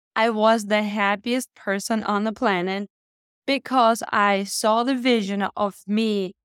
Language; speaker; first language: English; non-native, fluent; Lithuanian